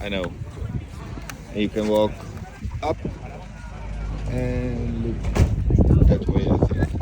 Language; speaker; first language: English; non-native, learner; Dutch